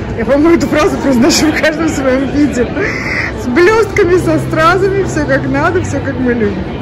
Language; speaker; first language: Russian; native; Russian